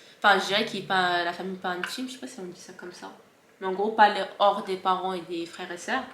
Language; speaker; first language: French; early bilingual, other home language; Arabic